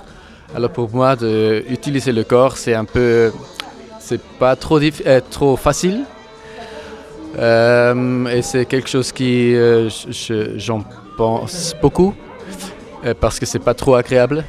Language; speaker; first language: French; non-native, local second language; German